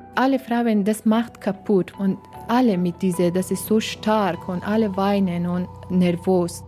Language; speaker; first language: German; non-native, learner; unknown